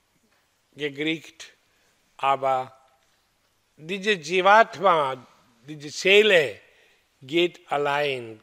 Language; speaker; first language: German; non-native, learner; Hindi